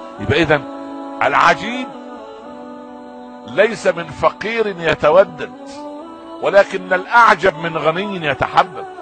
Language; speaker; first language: Arabic; native; Arabic